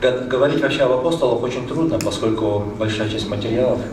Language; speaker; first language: Russian; native; Russian